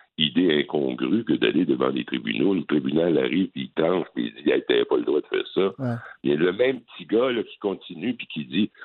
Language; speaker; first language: French; native; French